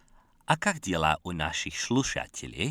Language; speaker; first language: Russian; non-native, fluent; Dutch